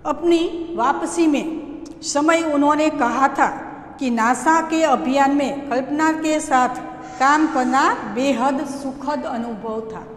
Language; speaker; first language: Hindi; non-native, local second language; Gujarati